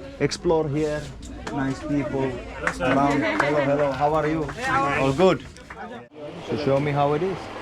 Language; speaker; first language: English; non-native, fluent; Finnish